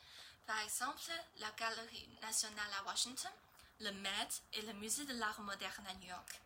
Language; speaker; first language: French; non-native, learner; Chinese